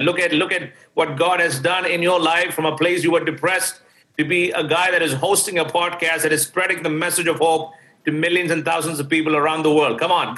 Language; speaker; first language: English; non-native, local second language; Malayalam